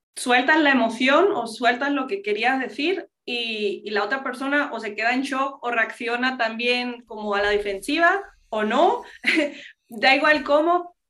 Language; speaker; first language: Spanish; non-native, local second language; English